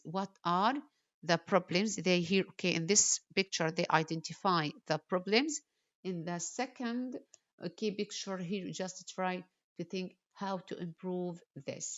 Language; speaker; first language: English; non-native, fluent; Arabic